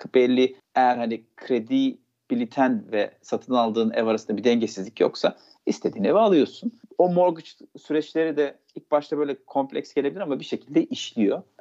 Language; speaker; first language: Turkish; native; Turkish